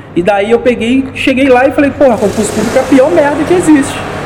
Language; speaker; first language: Portuguese; native; Portuguese